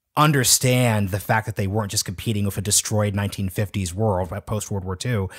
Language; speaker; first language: English; native; English